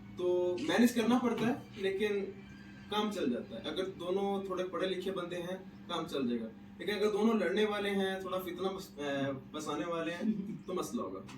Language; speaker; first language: Urdu; non-native, local second language; Punjabi